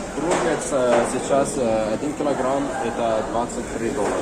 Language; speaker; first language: Russian; non-native, learner; Arabic